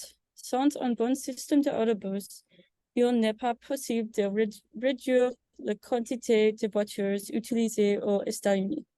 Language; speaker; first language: French; non-native, learner; English